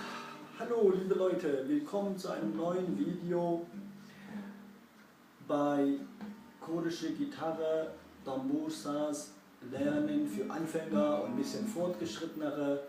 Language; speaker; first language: German; early bilingual, other home language; Kurdish